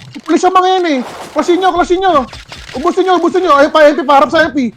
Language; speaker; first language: Filipino; native; Filipino